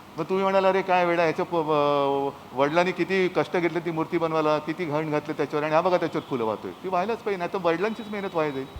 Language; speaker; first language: Marathi; native; Marathi